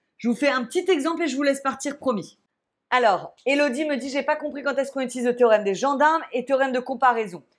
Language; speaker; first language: French; native; French